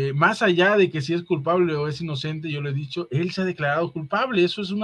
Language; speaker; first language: Spanish; native; Spanish